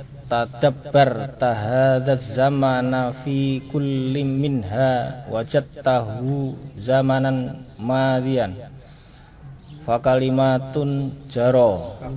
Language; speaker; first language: Arabic; non-native, learner; Indonesian